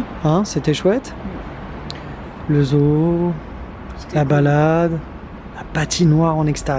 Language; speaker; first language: French; native; French